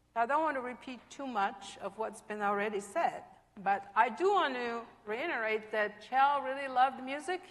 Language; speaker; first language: English; non-native, fluent; Polish